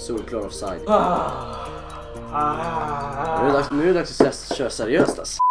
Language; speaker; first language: Swedish; native; Swedish